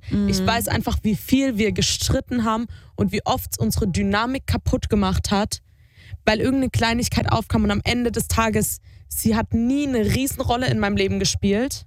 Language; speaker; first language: German; native; German